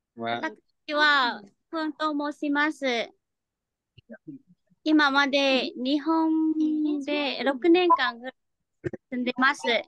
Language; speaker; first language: Japanese; non-native, learner; Vietnamese